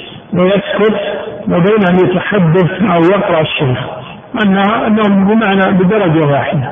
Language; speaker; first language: Arabic; native; Arabic